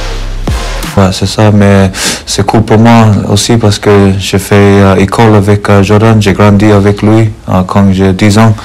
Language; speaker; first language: French; non-native, learner; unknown